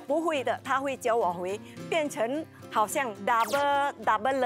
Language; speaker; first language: Chinese; non-native, fluent; Thai